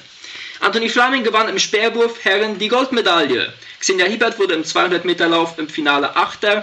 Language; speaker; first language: German; non-native, local second language; Plautdietsch